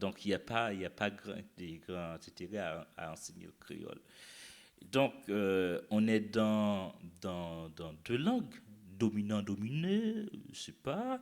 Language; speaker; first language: French; non-native, local second language; Haitian Creole